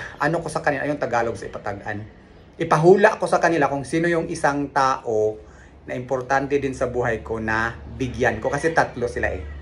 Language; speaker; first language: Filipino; non-native, local second language; Cebuano